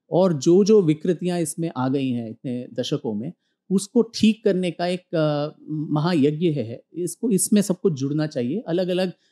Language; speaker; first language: Hindi; non-native, local second language; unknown